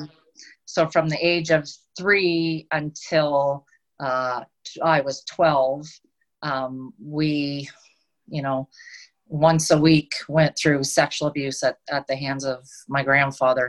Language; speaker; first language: English; native; English